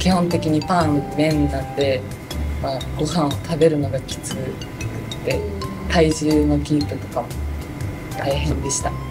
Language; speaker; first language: Japanese; native; Japanese